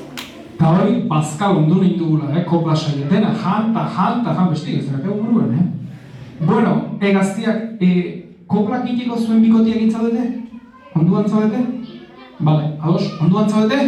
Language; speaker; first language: Basque; native; Basque